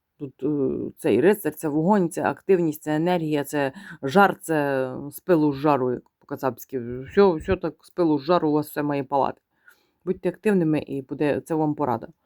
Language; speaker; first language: Ukrainian; non-native, local second language; Russian